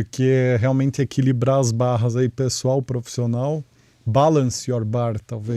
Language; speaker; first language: Portuguese; native; Portuguese